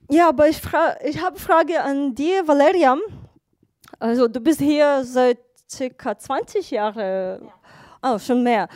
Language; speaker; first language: German; non-native, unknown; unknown